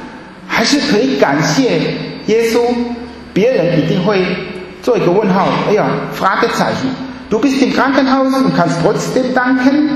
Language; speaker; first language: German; non-native, fluent; Chinese